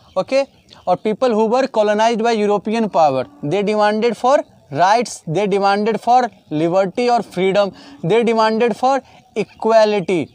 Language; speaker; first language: Hindi; native; Hindi